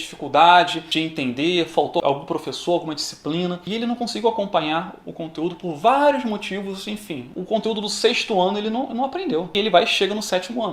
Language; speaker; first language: Portuguese; native; Portuguese